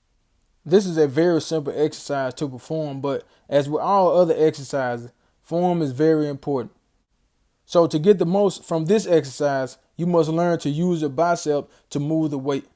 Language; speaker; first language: English; native; English